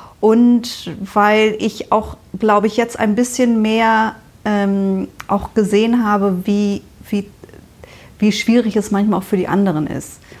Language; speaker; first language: German; early bilingual, other home language; Vietnamese